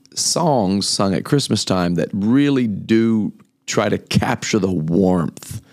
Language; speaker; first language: English; native; English